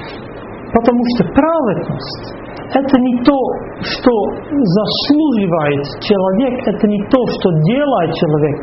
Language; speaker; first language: Russian; non-native, fluent; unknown